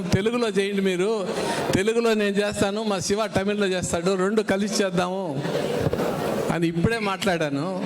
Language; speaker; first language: Telugu; native; Telugu